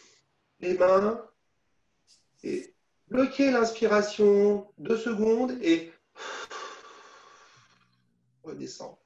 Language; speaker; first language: French; native; French